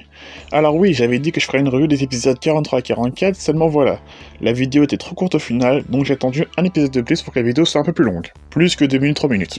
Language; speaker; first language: French; native; French